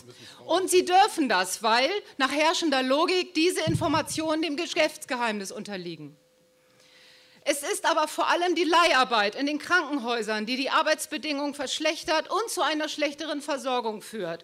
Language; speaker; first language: German; native; German